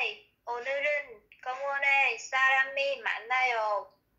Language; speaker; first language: Korean; non-native, learner; Vietnamese